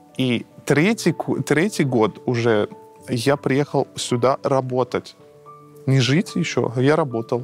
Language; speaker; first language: Russian; non-native, fluent; Persian